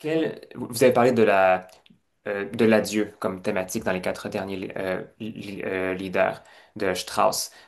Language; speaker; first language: French; native; French